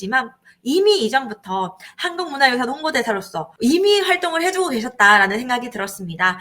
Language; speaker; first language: Korean; native; Korean